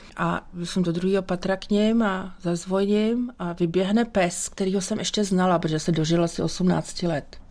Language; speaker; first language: Czech; native; Czech